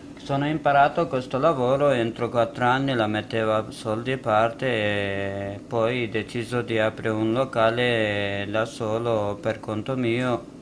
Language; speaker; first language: Italian; non-native, learner; Kurdish